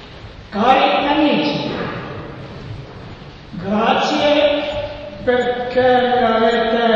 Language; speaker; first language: Italian; non-native, learner; Serbian